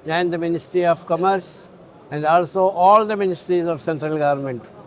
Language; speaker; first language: English; non-native, local second language; Malayalam